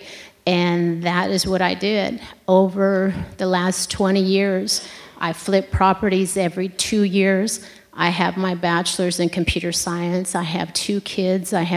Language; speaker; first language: English; native; English